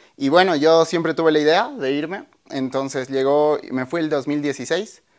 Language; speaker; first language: Spanish; native; Spanish